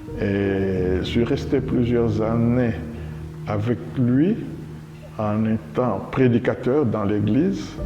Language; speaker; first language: French; non-native, local second language; Lingala